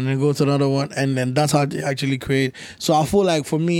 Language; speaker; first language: English; native; English